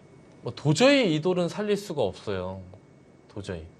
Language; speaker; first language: Korean; native; Korean